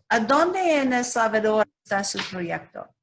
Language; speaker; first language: Spanish; non-native, learner; English